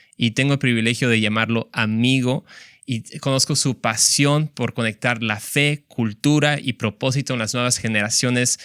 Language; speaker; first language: Spanish; native; Spanish